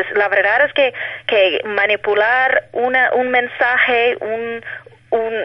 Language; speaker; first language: Spanish; non-native, fluent; English